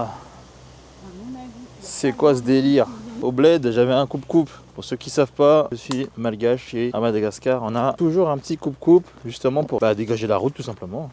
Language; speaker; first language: French; native; French